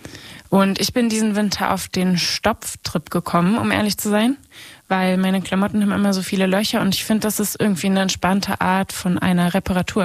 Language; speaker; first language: German; native; German